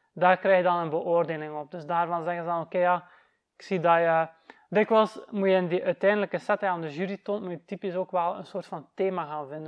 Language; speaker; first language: Dutch; native; Dutch